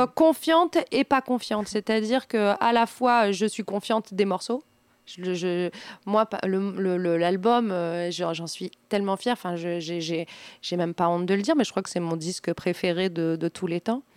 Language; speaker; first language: French; native; French